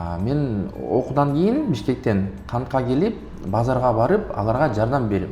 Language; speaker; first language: Kyrgyz; non-native, local second language; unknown